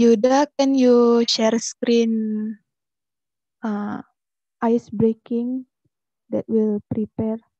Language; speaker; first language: English; non-native, fluent; Indonesian